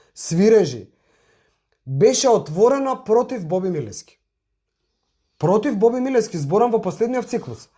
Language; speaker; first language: Macedonian; native; Macedonian